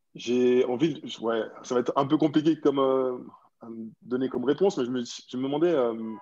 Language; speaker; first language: French; native; French